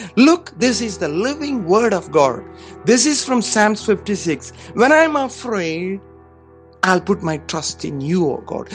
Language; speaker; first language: English; non-native, local second language; Malayalam